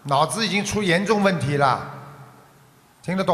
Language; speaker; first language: Chinese; non-native, local second language; Wu Chinese